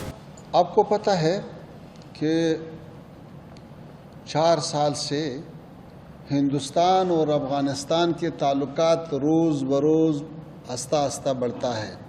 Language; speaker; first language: Hindi; non-native, learner; Pashto